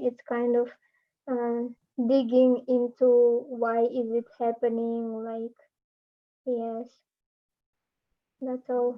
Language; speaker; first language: English; non-native, learner; Russian